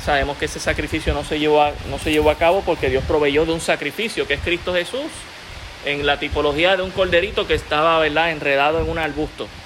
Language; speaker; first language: Spanish; native; Spanish